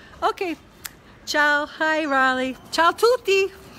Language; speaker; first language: Italian; non-native, learner; English